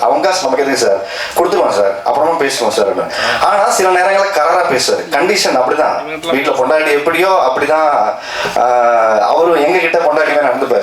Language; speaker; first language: Tamil; native; Tamil